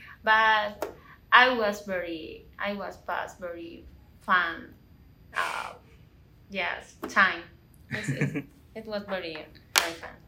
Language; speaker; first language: English; non-native, learner; Spanish